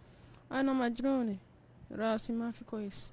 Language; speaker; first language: Arabic; non-native, learner; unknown